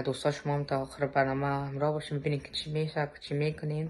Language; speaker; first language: Persian; native; Persian